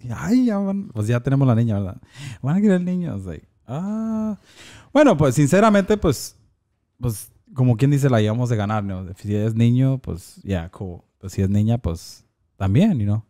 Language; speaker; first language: Spanish; early bilingual, heritage; Spanish